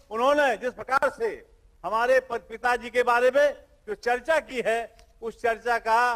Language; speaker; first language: Hindi; native; Hindi